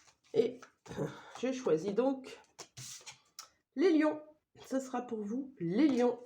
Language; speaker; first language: French; native; French